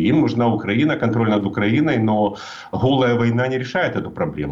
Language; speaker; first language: Russian; native; Russian